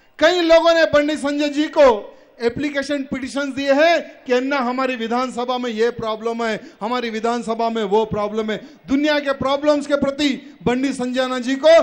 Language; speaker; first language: Hindi; native; Hindi